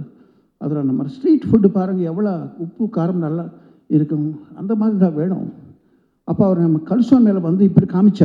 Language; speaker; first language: Tamil; non-native, local second language; Telugu